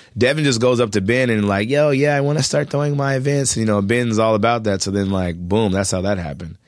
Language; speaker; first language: English; native; English